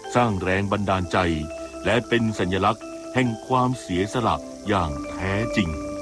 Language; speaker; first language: Thai; native; Thai